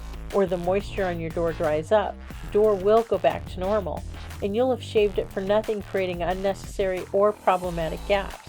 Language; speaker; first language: English; native; English